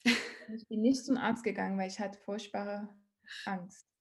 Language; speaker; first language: German; non-native, learner; Portuguese